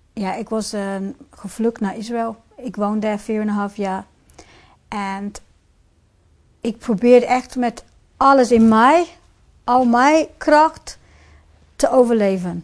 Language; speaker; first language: Dutch; non-native, fluent; English